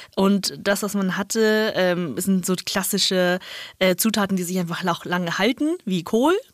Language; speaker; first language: German; non-native, fluent; Chinese